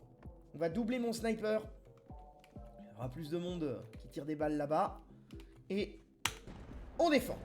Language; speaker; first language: French; native; French